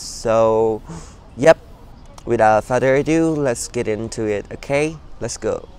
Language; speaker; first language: English; non-native, learner; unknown